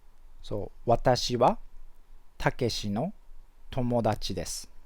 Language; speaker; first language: Japanese; non-native, fluent; English